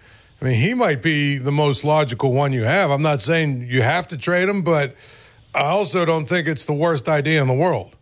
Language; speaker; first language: English; native; English